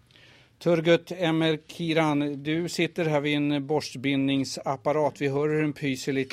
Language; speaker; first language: Swedish; native; Swedish